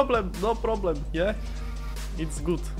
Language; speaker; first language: English; non-native, learner; Slovak